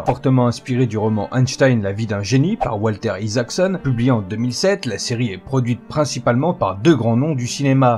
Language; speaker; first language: French; native; French